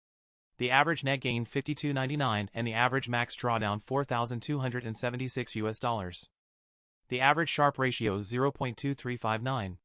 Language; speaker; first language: English; non-native, fluent; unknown